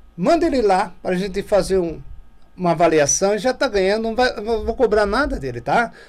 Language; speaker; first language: Portuguese; native; Portuguese